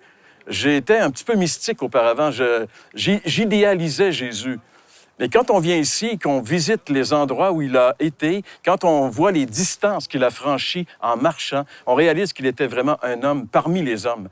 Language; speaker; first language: French; native; French